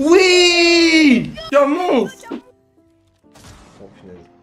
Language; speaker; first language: French; native; French